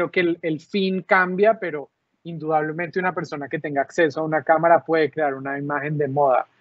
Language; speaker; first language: Spanish; native; Spanish